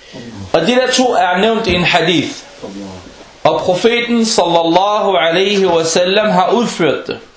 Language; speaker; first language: Danish; non-native, fluent; Arabic